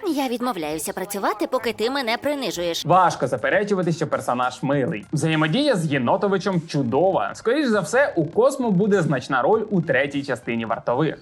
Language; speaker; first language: Ukrainian; non-native, local second language; Russian